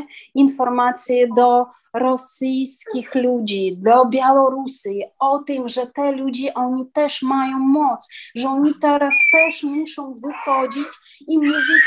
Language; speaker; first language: Polish; non-native, learner; Ukrainian